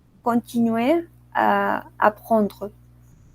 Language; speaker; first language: French; non-native, learner; Spanish